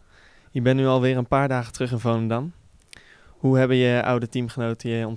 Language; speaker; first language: Dutch; native; Dutch